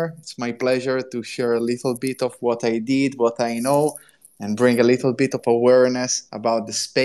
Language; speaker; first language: English; non-native, fluent; Italian